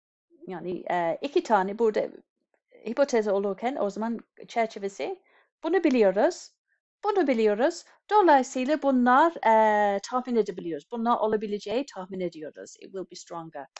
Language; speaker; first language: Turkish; non-native, fluent; English